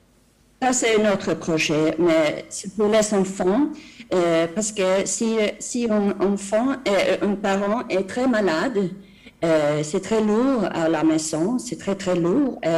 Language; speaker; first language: French; non-native, fluent; Swedish